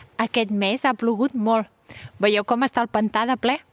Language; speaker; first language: Catalan; native; Catalan